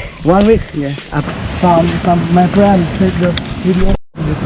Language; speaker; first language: English; non-native, learner; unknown